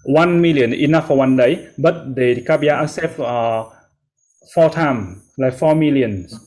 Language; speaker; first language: English; non-native, learner; Vietnamese